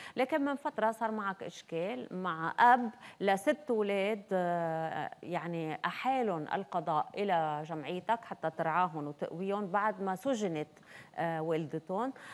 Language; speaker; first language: Arabic; native; Arabic